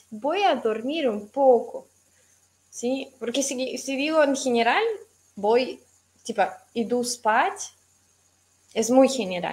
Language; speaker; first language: Spanish; non-native, fluent; Russian